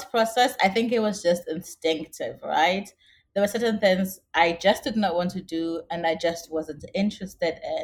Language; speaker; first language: English; non-native, local second language; Akan